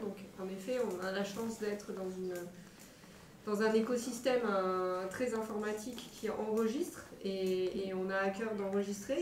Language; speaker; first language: French; native; French